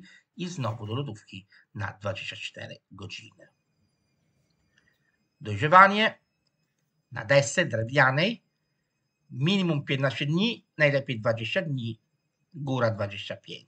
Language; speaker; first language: Polish; non-native, fluent; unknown